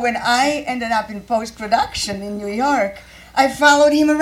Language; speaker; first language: English; non-native, fluent; Croatian